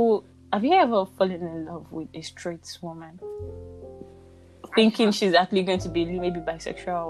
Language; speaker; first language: English; non-native, local second language; Yoruba